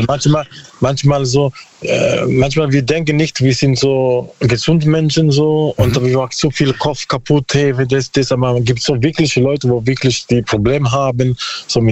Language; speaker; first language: German; non-native, learner; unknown